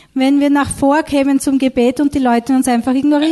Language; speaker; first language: German; native; German